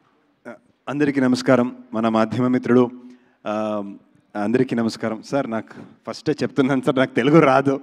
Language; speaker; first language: Telugu; non-native, learner; Kannada